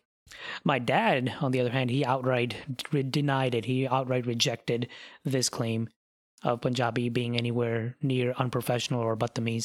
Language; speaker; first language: English; non-native, local second language; Punjabi